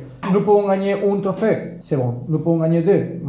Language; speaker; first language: French; non-native, fluent; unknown